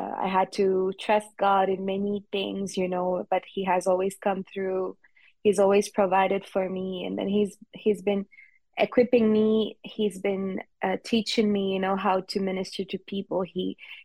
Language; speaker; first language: English; non-native, fluent; French